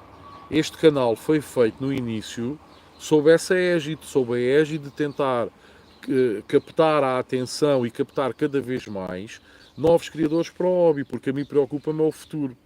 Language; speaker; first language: Portuguese; native; Portuguese